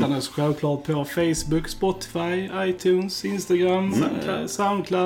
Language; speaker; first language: Swedish; native; Swedish